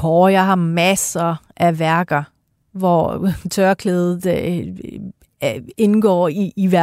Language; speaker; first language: Danish; early bilingual, other home language; Persian